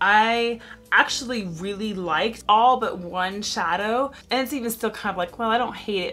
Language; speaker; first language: English; native; English